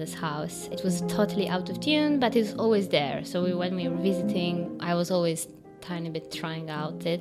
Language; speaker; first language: English; non-native, fluent; Polish